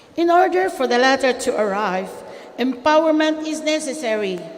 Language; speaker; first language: English; non-native, local second language; Filipino